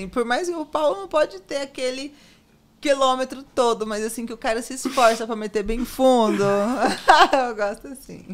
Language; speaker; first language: Portuguese; native; Portuguese